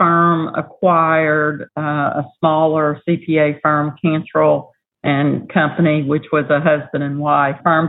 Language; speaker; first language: English; native; English